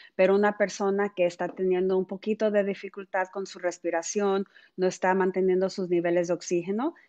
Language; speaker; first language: Spanish; early bilingual, heritage; Spanish